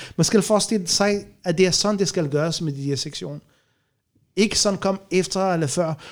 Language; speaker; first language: Danish; non-native, fluent; Arabic